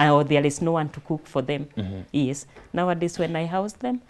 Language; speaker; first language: English; non-native, local second language; Kikuyu